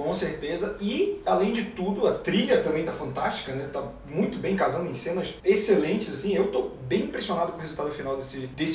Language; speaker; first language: Portuguese; native; Portuguese